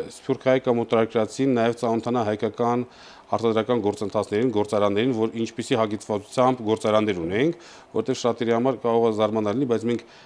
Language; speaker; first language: Armenian; native; Armenian